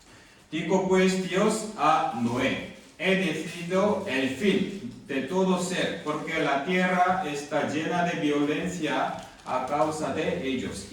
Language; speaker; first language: Spanish; non-native, fluent; Korean